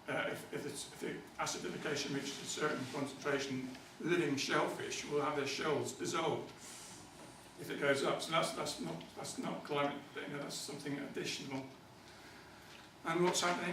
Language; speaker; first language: English; native; English